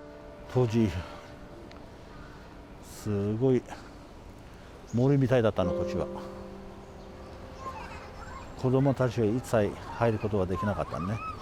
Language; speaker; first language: Japanese; non-native, fluent; Kurdish